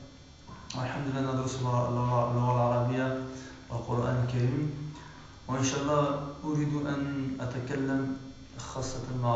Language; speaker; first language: Arabic; non-native, learner; Turkish